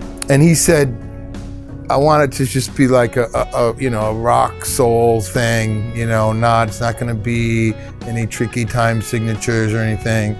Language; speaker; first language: English; native; English